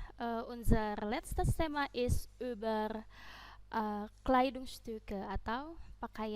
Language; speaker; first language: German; non-native, fluent; Indonesian